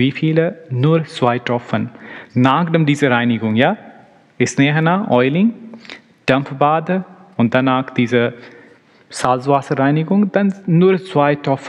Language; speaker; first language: German; non-native, learner; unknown